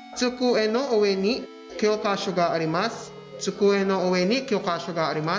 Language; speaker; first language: Japanese; non-native, fluent; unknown